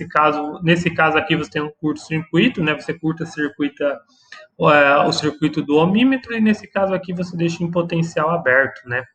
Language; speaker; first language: Portuguese; native; Portuguese